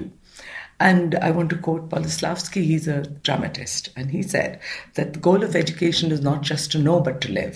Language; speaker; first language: English; non-native, local second language; Marathi